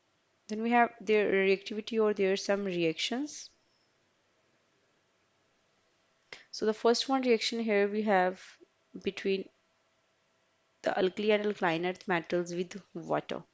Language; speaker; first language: English; non-native, local second language; Urdu